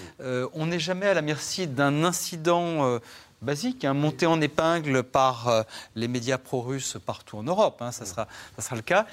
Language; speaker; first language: French; native; French